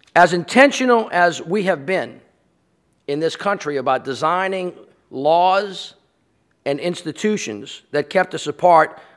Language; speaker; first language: English; native; English